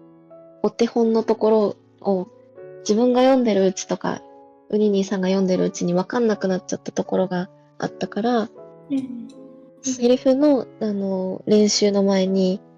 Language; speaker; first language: Japanese; native; Japanese